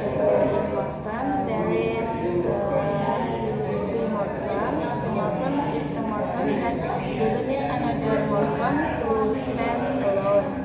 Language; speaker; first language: English; non-native, learner; Indonesian